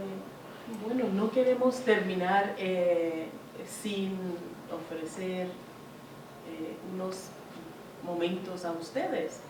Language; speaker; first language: Spanish; non-native, fluent; English